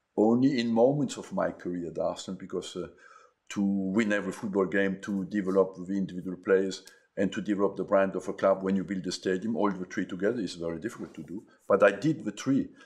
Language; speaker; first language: English; non-native, fluent; French